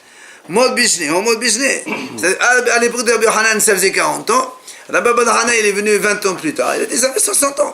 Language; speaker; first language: French; native; French